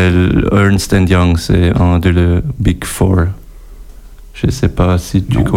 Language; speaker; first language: French; non-native, learner; German